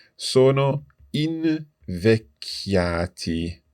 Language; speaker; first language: Italian; non-native, fluent; English